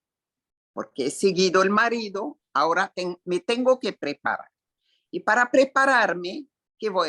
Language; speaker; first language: Spanish; non-native, fluent; Arabic